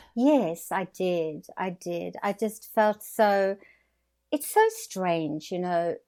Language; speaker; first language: English; native; English